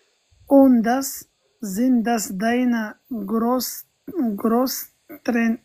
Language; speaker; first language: German; non-native, learner; Pashto